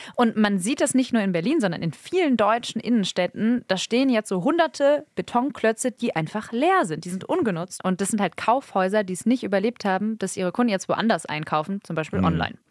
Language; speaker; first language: German; native; German